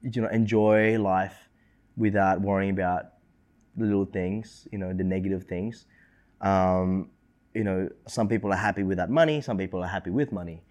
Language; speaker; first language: English; early bilingual, other home language; Indonesian